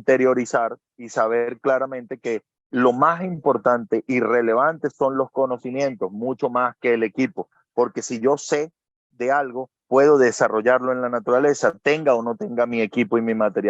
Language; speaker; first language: Spanish; native; Spanish